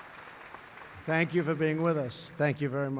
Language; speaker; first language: English; native; English